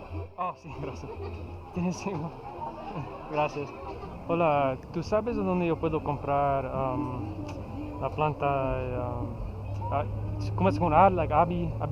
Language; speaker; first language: Spanish; non-native, learner; English